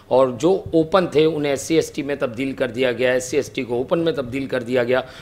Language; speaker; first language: Hindi; non-native, local second language; Marathi